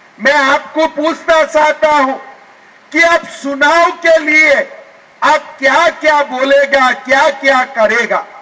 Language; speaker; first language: Hindi; non-native, local second language; Assamese